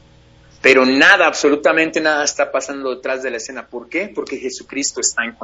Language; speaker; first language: Spanish; native; Spanish